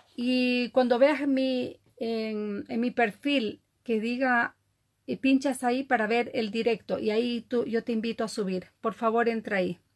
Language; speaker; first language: Spanish; native; Spanish